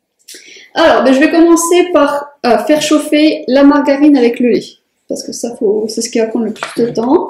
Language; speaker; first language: French; native; French